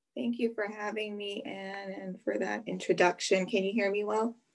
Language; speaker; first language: English; native; English